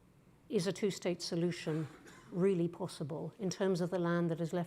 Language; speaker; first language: English; native; English